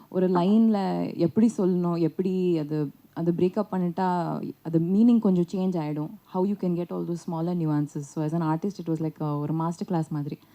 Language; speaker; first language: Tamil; non-native, learner; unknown